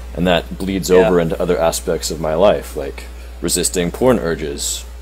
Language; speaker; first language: English; native; English